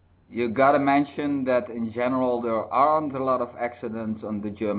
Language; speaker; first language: English; non-native, fluent; Dutch